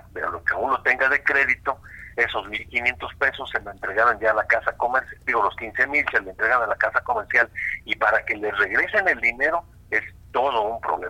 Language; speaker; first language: Spanish; native; Spanish